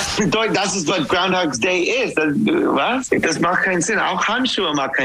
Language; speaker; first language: German; non-native, learner; English